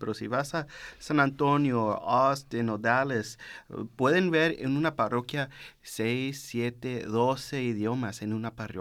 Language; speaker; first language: Spanish; early bilingual, heritage; Spanish